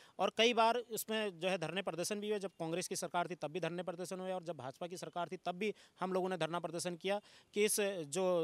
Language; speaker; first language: Hindi; native; Hindi